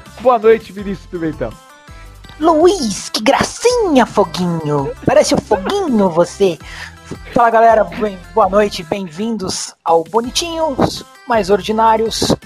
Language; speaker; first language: Portuguese; native; Portuguese